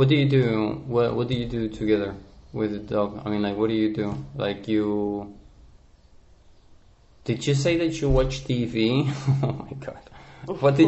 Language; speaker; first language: English; non-native, fluent; Spanish